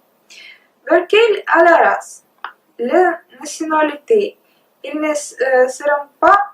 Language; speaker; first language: French; non-native, learner; Russian